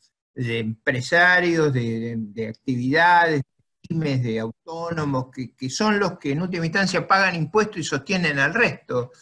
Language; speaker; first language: Spanish; native; Spanish